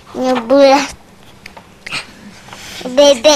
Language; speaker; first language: Indonesian; native; Indonesian